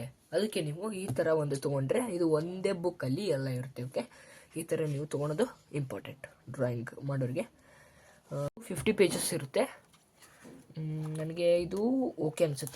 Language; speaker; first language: Kannada; native; Kannada